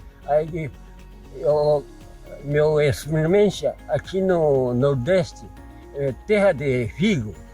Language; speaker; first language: Portuguese; non-native, learner; Japanese